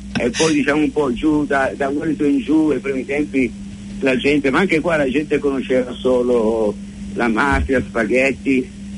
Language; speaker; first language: Italian; native; Italian